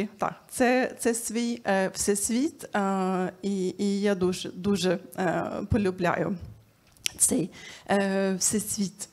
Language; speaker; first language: Ukrainian; non-native, fluent; Swedish